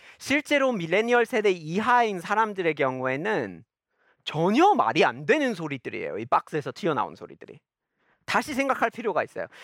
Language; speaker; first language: Korean; non-native, fluent; English